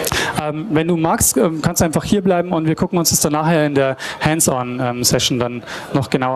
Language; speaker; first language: German; native; German